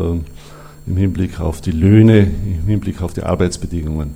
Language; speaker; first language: German; native; German